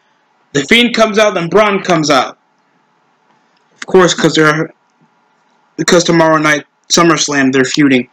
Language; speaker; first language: English; native; English